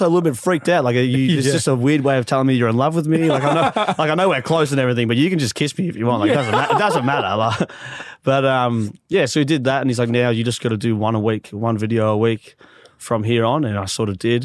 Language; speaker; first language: English; native; English